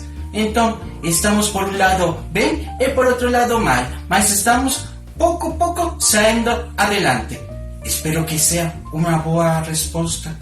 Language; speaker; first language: Portuguese; non-native, learner; Spanish